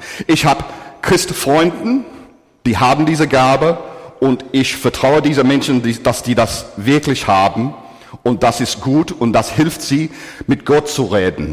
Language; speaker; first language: German; non-native, fluent; English